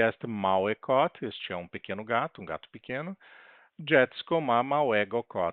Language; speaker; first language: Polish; non-native, learner; Portuguese